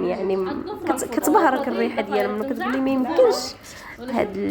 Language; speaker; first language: Arabic; native; Arabic